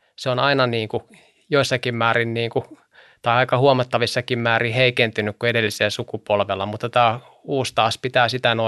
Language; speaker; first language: Finnish; native; Finnish